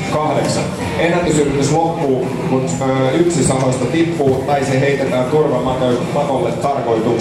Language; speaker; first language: Finnish; native; Finnish